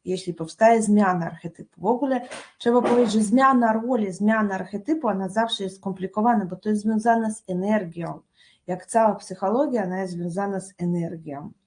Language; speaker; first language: Polish; non-native, fluent; Russian